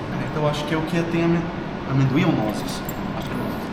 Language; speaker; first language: Portuguese; early bilingual, heritage; Arabic